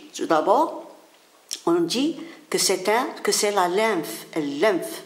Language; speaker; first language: French; non-native, local second language; Arabic